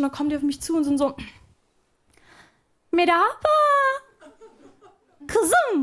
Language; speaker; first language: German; early bilingual, other home language; Arabic